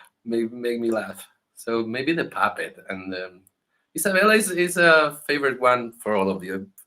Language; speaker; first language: English; non-native, learner; Spanish